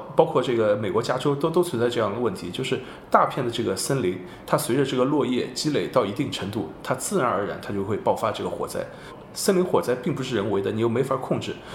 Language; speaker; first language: Chinese; non-native, local second language; Wu Chinese